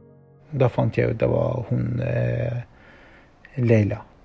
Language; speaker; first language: Norwegian; non-native, fluent; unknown